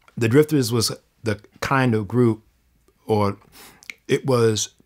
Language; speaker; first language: English; native; English